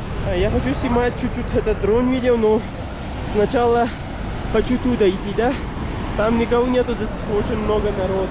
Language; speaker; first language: Russian; non-native, learner; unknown